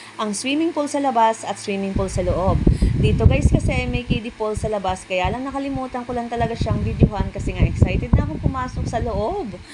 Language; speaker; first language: Filipino; native; Filipino